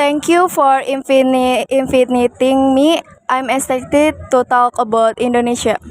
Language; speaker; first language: English; non-native, learner; Indonesian